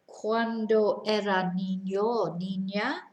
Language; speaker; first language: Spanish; non-native, fluent; English